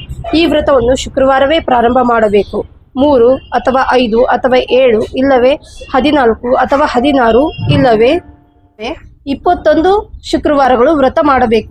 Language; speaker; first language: Kannada; native; Kannada